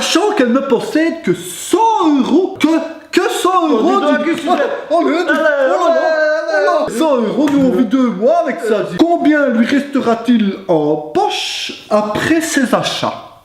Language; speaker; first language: French; native; French